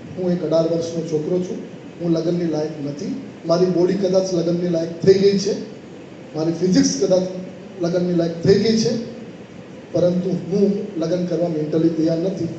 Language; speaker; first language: Gujarati; non-native, local second language; Marwari